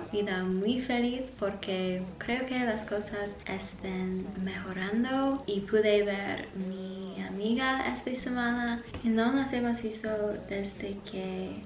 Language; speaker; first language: Spanish; non-native, learner; English